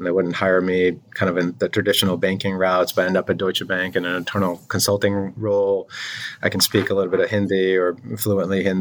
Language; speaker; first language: English; non-native, local second language; Urdu